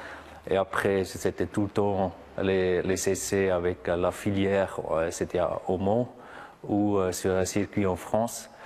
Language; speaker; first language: French; non-native, local second language; German